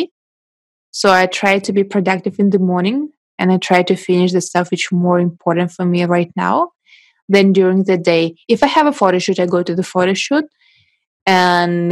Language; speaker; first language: English; non-native, fluent; Russian